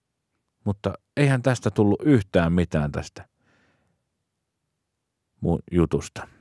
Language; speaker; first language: Finnish; native; Finnish